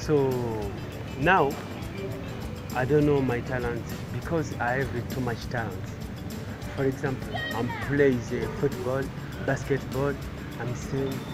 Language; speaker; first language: English; non-native, learner; French